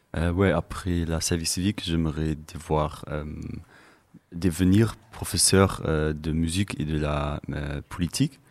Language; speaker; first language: French; non-native, learner; German